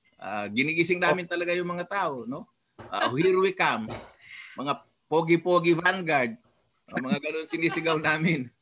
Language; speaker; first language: Filipino; non-native, local second language; Iloko